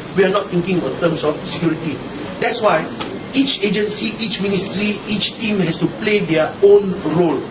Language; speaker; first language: English; non-native, local second language; Malay